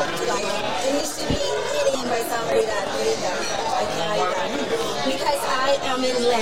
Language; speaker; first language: English; non-native, learner; Chinese